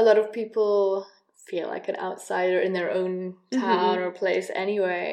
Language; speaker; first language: English; native; English